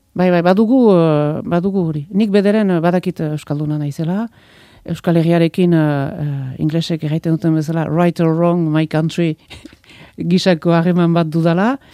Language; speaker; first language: Basque; native; Basque